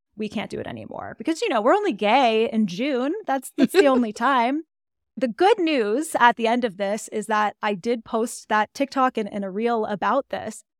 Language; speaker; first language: English; native; English